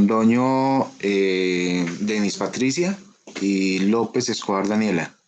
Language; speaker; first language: Spanish; native; Spanish